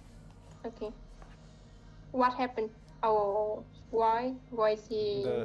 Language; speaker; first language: English; non-native, fluent; Vietnamese